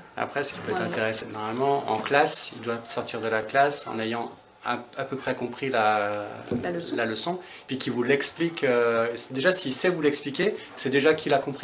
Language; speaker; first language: French; native; French